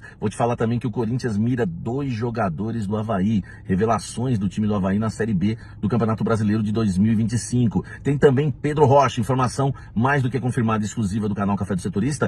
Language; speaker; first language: Portuguese; native; Portuguese